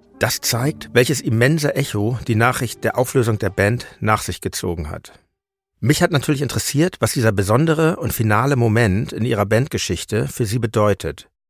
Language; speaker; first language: German; native; German